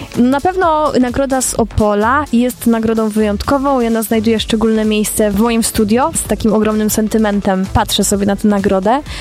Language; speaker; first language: Polish; native; Polish